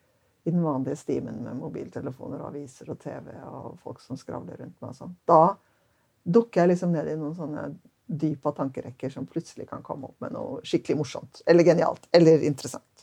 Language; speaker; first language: Norwegian; native; Norwegian